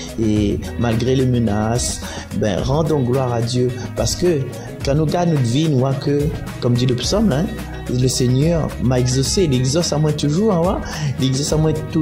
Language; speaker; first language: French; non-native, learner; Réunion Creole French